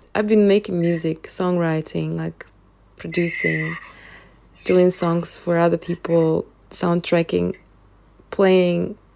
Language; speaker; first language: English; non-native, fluent; Russian